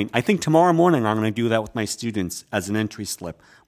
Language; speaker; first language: English; native; English